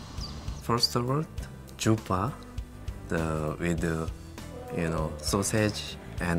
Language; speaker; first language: English; non-native, fluent; Korean